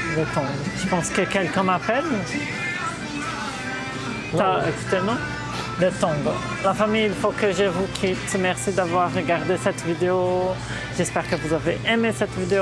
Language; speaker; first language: French; non-native, fluent; Portuguese